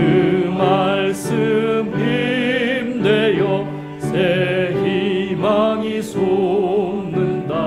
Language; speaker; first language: Korean; native; Korean